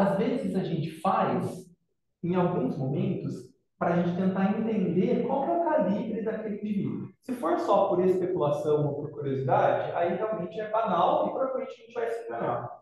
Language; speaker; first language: Portuguese; native; Portuguese